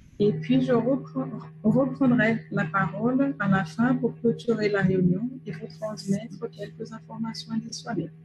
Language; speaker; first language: French; non-native, fluent; Portuguese